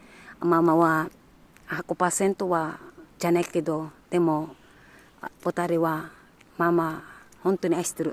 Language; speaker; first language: Japanese; non-native, learner; Filipino